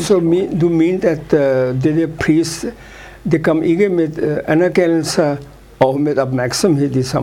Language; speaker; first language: Danish; non-native, fluent; Urdu